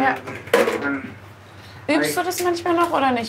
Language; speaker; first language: German; native; German